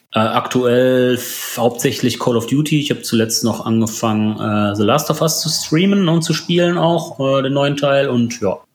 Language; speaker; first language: German; early bilingual, other home language; Polish